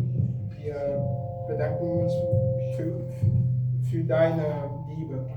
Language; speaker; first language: German; non-native, learner; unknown